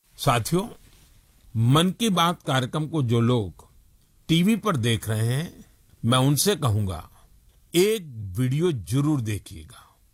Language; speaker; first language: Hindi; non-native, local second language; Gujarati